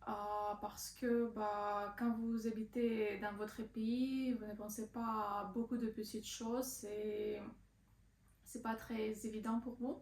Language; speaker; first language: French; non-native, learner; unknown